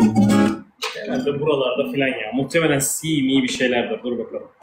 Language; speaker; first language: Turkish; native; Turkish